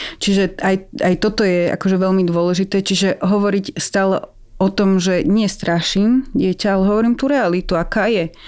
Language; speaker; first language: Slovak; native; Slovak